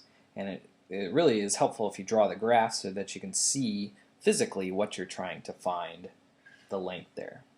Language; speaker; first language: English; native; English